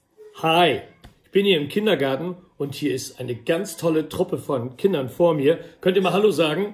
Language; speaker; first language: German; native; German